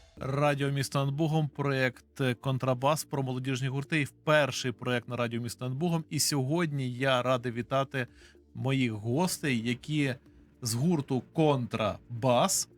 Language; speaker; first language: Ukrainian; native; Ukrainian